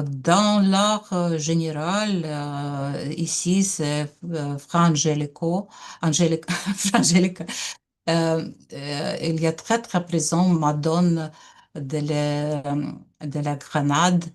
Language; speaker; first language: French; non-native, learner; Russian